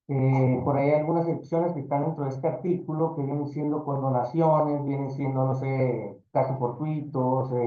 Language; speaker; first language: Spanish; native; Spanish